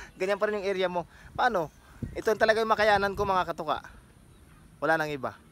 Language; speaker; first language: Filipino; non-native, local second language; Cebuano